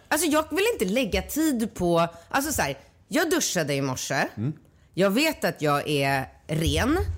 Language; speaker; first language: Swedish; native; Swedish